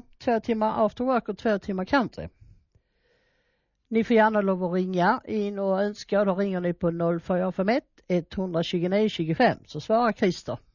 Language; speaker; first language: Swedish; native; Swedish